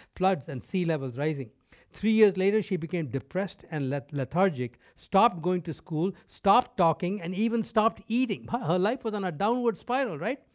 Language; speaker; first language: English; non-native, local second language; Tamil